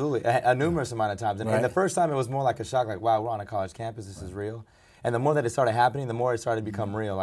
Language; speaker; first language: English; early bilingual, other home language; Spanish